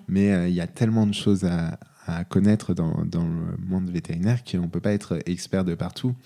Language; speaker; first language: French; native; French